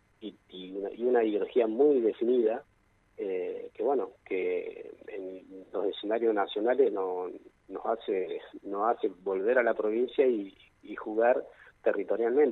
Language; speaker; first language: Spanish; native; Spanish